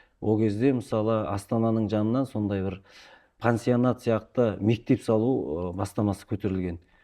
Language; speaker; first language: Kazakh; early bilingual, heritage; Kazakh